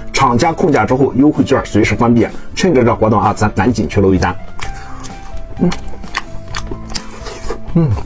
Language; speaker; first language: Chinese; native; Chinese